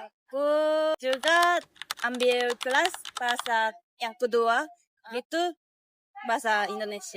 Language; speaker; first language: Indonesian; non-native, learner; Japanese